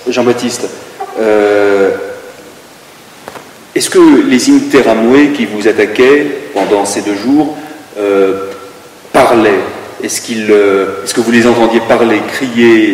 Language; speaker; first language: French; native; French